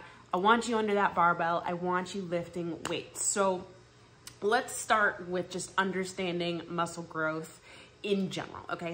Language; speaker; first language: English; native; English